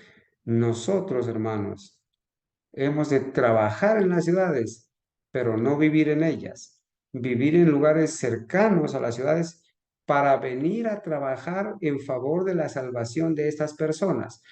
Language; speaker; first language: Spanish; native; Spanish